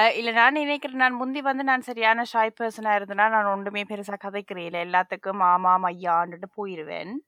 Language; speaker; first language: Tamil; early bilingual, heritage; Tamil